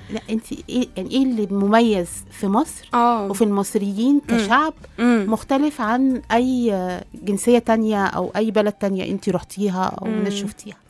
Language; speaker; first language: Arabic; native; Arabic